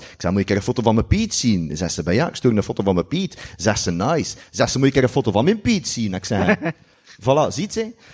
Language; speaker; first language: Dutch; native; Dutch